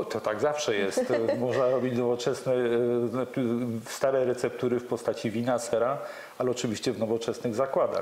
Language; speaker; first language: Polish; native; Polish